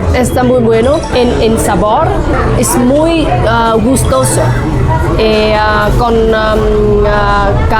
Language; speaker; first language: Spanish; non-native, learner; Vietnamese